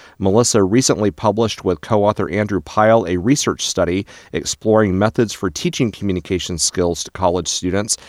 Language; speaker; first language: English; native; English